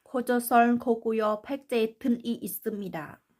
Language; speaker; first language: Korean; non-native, learner; Thai